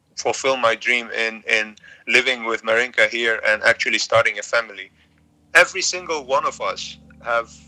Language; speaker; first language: English; non-native, fluent; Arabic